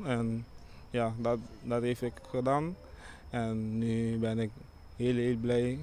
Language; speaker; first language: Dutch; non-native, local second language; Papiamento